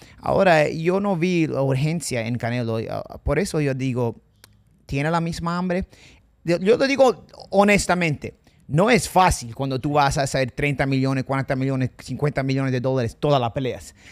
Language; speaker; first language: Spanish; non-native, fluent; English